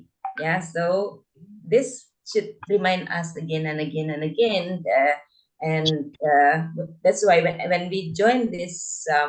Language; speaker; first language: English; non-native, fluent; Indonesian